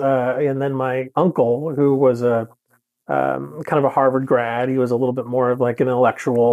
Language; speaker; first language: English; native; English